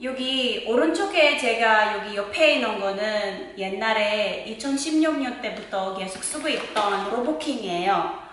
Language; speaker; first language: Korean; non-native, fluent; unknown